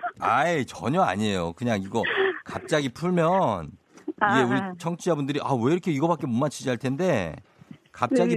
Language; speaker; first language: Korean; native; Korean